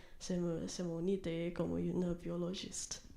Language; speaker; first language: French; non-native, learner; Chinese